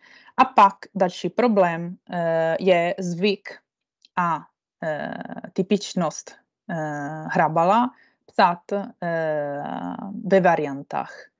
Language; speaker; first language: Czech; non-native, fluent; Italian